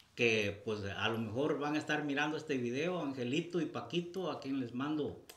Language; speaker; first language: Spanish; native; Spanish